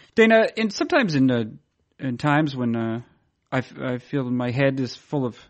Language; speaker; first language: English; native; English